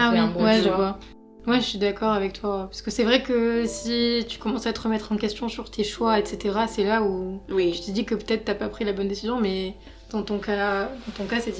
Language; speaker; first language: French; native; French